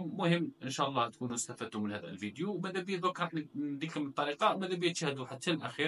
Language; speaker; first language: Arabic; native; Arabic